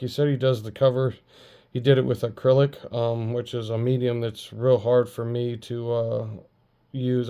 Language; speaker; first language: English; native; English